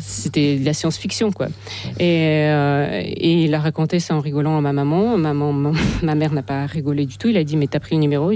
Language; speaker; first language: French; non-native, fluent; Russian